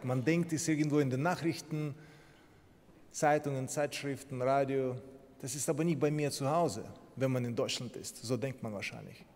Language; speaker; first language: German; non-native, fluent; Ukrainian